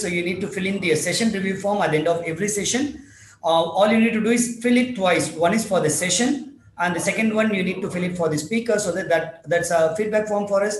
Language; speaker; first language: English; non-native, local second language; Tamil